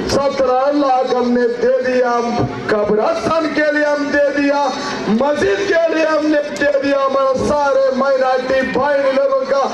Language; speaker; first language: Hindi; non-native, local second language; Telugu